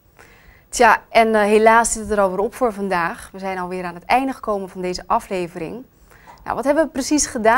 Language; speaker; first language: Dutch; native; Dutch